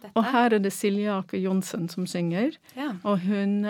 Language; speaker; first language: Norwegian; non-native, fluent; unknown